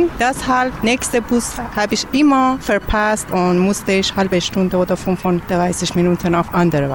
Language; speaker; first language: German; non-native, learner; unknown